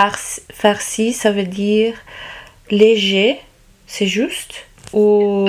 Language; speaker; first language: French; non-native, local second language; Italian